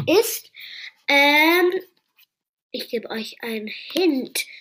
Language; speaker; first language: German; non-native, learner; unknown